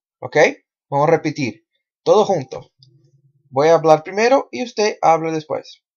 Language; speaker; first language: Spanish; non-native, fluent; Portuguese